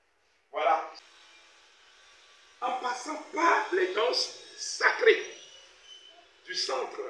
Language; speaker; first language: French; non-native, local second language; Fon